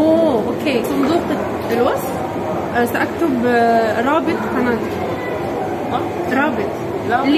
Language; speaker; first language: Arabic; native; Arabic